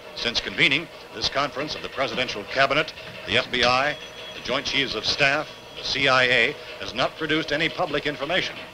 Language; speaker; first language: English; non-native, fluent; Danish